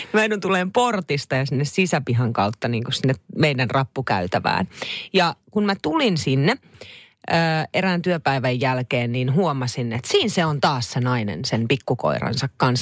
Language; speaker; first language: Finnish; native; Finnish